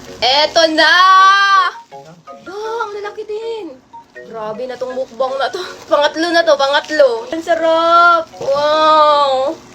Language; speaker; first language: Filipino; non-native, local second language; Cebuano